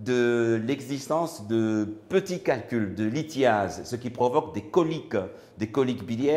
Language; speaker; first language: French; native; French